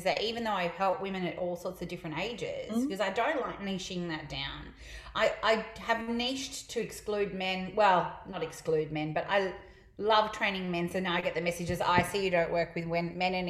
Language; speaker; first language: English; native; English